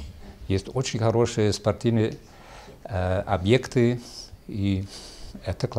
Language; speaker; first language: Russian; non-native, learner; German